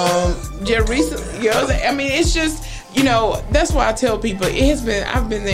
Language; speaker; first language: English; native; English